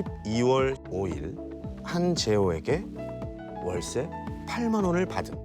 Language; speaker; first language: Korean; native; Korean